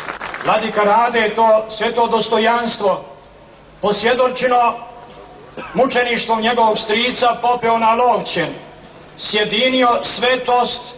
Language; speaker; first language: Serbian; native; Serbian